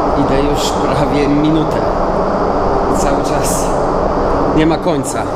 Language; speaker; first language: Polish; native; Polish